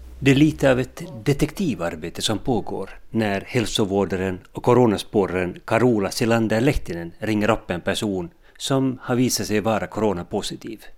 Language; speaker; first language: Swedish; native; Swedish